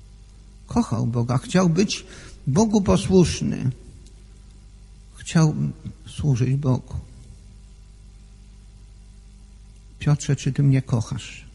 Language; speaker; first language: Polish; native; Polish